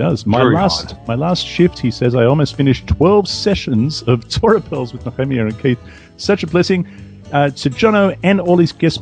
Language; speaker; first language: English; native; English